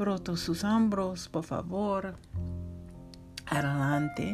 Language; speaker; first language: Spanish; non-native, learner; English